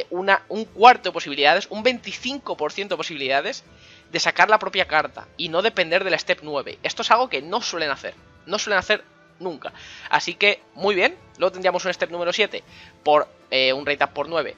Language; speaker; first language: Spanish; native; Spanish